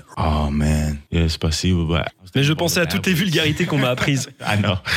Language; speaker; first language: French; non-native, fluent; English